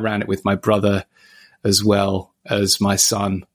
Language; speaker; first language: English; native; English